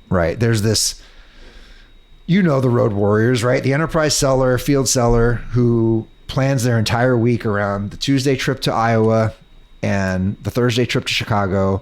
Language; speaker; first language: English; native; English